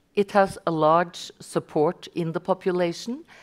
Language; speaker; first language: English; non-native, fluent; Norwegian